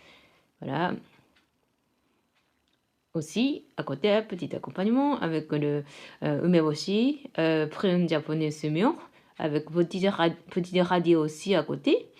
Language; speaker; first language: French; non-native, fluent; Japanese